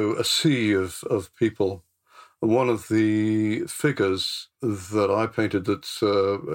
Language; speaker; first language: English; native; English